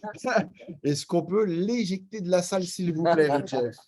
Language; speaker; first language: French; native; French